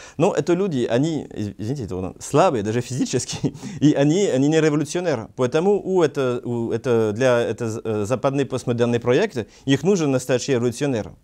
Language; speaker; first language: Russian; non-native, learner; French